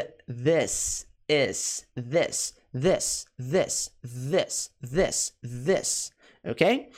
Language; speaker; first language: English; non-native, fluent; Portuguese